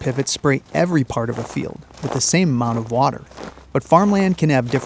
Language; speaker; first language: English; native; English